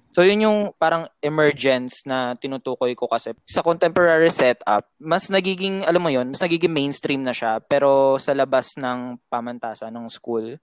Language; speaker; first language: Filipino; native; Filipino